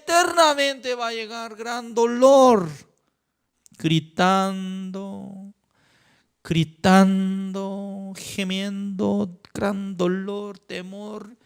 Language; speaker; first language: Spanish; non-native, fluent; Korean